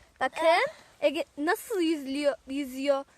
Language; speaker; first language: Turkish; native; Turkish